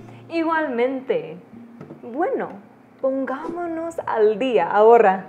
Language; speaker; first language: Spanish; non-native, learner; English